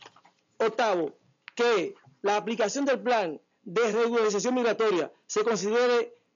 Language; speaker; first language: Spanish; native; Spanish